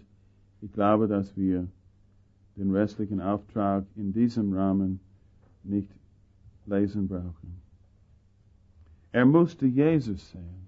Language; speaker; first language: German; non-native, fluent; English